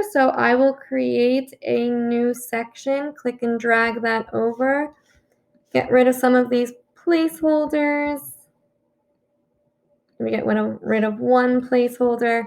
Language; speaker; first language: English; native; English